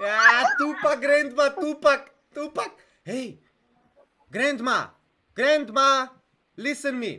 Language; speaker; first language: English; non-native, learner; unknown